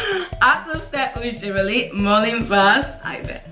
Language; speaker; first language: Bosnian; non-native, learner; English